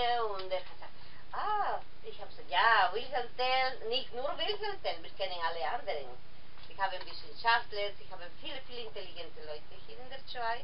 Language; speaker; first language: German; non-native, learner; Spanish